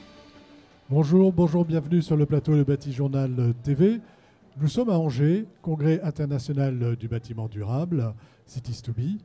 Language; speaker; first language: French; native; French